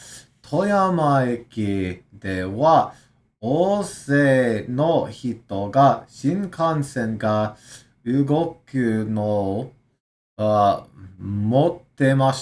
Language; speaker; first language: Japanese; non-native, learner; English